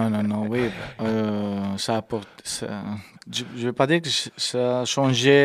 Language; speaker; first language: French; non-native, fluent; Spanish